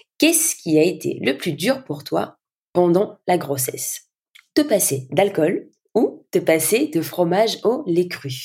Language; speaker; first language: French; native; French